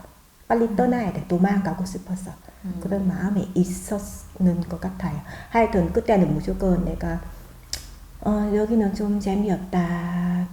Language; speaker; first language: Korean; non-native, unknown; Vietnamese